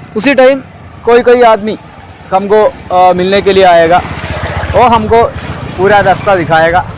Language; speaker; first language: Hindi; non-native, local second language; Malayalam